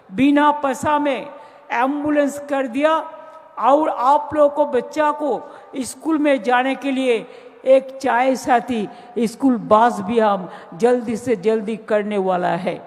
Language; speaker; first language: Hindi; non-native, local second language; Bangla